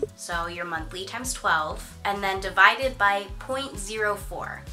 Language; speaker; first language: English; native; English